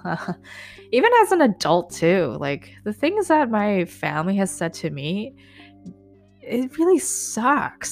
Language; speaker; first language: English; native; English